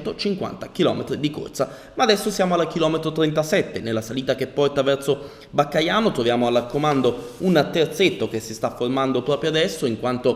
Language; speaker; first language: Italian; native; Italian